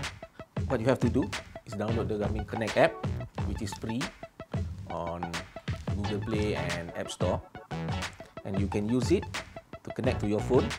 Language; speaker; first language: English; non-native, local second language; Malay